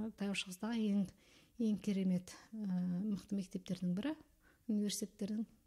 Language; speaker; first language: Kazakh; early bilingual, heritage; Kazakh